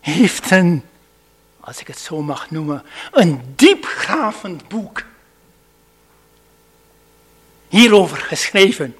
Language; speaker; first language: Dutch; non-native, fluent; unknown